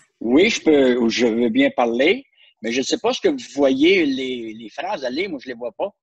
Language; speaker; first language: French; native; French